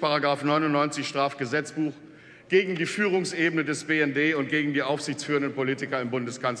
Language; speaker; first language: German; native; German